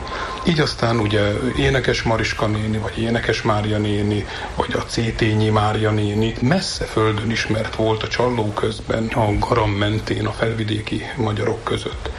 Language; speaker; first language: Hungarian; native; Hungarian